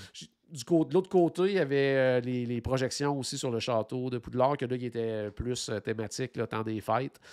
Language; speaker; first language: French; native; French